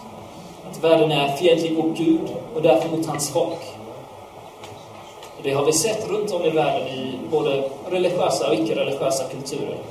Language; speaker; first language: Swedish; non-native, fluent; English